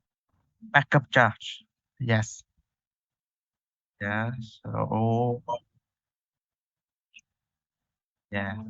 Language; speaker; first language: English; non-native, learner; Vietnamese